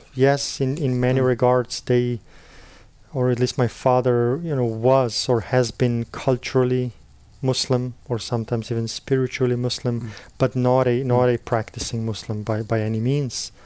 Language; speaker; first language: English; non-native, fluent; Slovenian